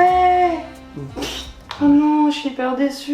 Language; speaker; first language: French; native; French